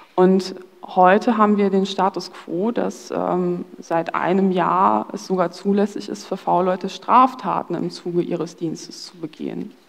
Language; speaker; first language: German; early bilingual, other home language; Polish